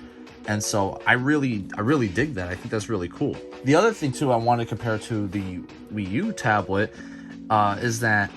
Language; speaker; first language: English; native; English